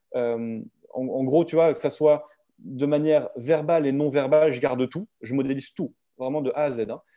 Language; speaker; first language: French; native; French